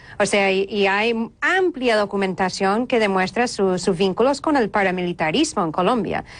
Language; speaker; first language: Spanish; non-native, fluent; English